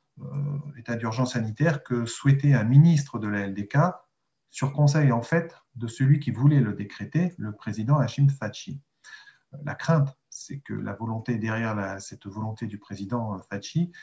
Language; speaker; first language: French; native; French